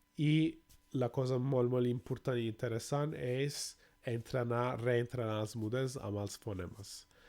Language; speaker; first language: Catalan; non-native, fluent; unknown